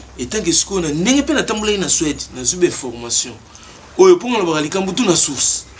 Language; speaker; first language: Lingala; native; Lingala